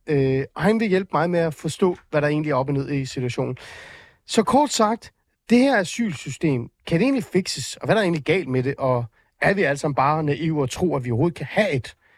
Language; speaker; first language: Danish; native; Danish